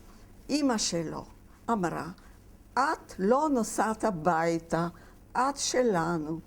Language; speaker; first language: Hebrew; non-native, fluent; Yiddish